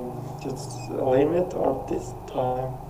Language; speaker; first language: English; non-native, learner; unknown